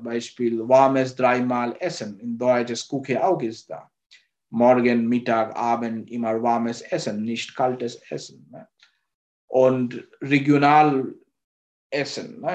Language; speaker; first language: German; non-native, learner; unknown